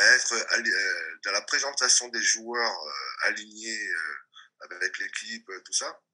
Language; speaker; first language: French; non-native, local second language; Réunion Creole French